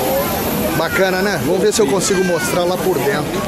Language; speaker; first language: Portuguese; native; Portuguese